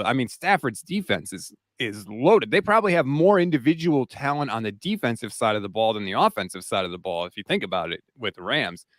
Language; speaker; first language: English; native; English